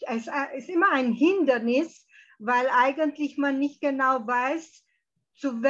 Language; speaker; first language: German; early bilingual, heritage; German